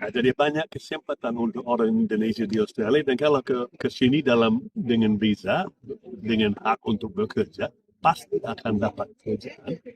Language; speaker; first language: Indonesian; non-native, fluent; English